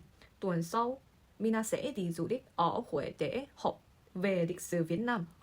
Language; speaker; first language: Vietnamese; non-native, learner; Korean